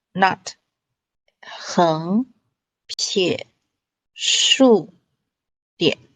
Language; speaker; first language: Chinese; non-native, fluent; English